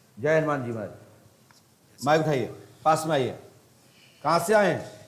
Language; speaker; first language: Hindi; native; Hindi